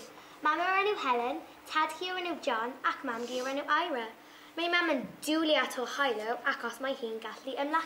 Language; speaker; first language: Welsh; non-native, learner; English